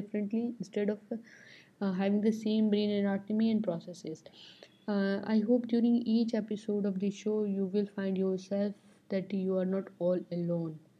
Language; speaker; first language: English; non-native, local second language; Hindi